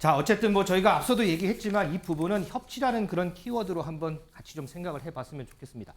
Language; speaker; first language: Korean; native; Korean